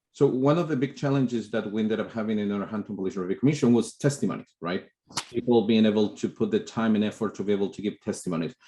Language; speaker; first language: English; non-native, fluent; Spanish